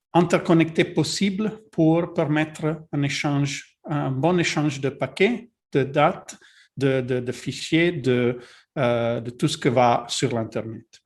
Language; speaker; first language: French; non-native, learner; Italian